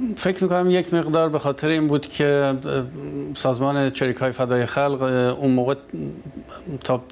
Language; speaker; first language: Persian; native; Persian